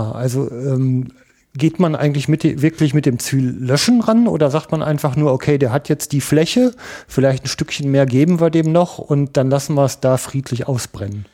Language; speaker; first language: German; native; German